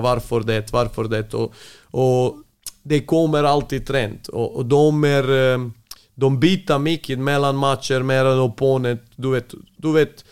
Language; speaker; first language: Swedish; non-native, fluent; Serbian